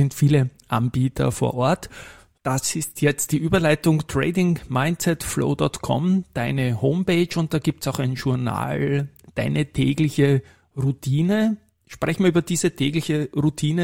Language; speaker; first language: German; native; German